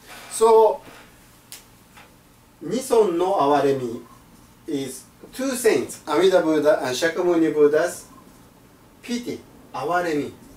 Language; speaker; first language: English; non-native, fluent; Japanese